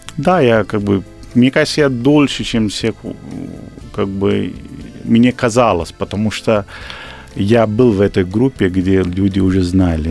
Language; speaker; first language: Russian; non-native, fluent; Kashmiri